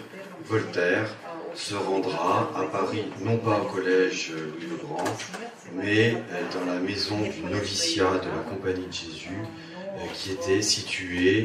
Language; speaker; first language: French; native; French